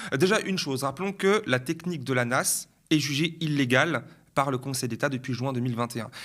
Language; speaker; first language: French; native; French